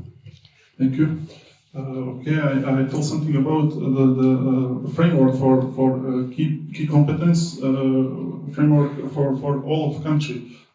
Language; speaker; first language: English; non-native, learner; Serbian